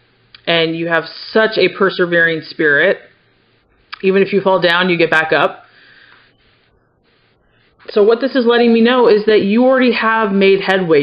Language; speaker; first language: English; native; English